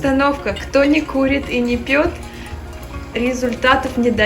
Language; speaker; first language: Russian; early bilingual, heritage; Russian